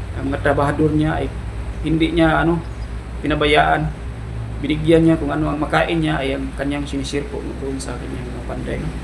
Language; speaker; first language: Filipino; non-native, local second language; Cebuano